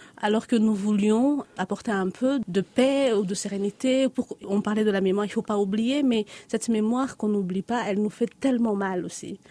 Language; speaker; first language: French; non-native, local second language; Lingala